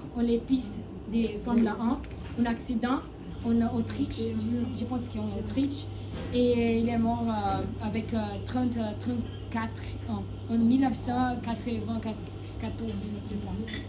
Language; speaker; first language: French; non-native, learner; Portuguese